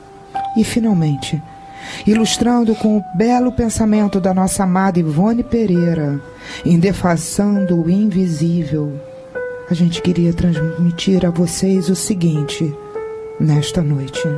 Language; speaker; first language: Portuguese; native; Portuguese